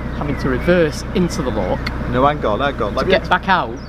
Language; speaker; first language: English; native; English